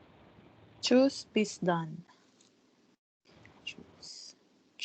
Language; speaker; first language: German; non-native, learner; Filipino